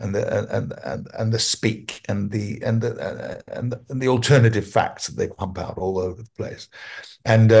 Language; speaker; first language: English; native; English